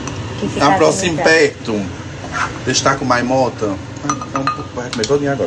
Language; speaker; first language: Portuguese; native; Portuguese